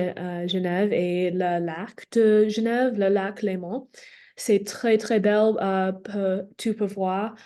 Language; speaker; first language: French; non-native, learner; English